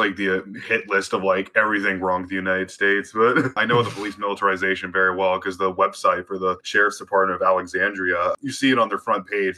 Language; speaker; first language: English; native; English